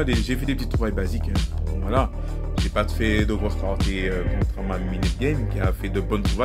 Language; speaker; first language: French; native; French